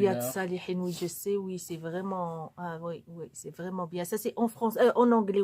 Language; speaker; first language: French; non-native, local second language; Arabic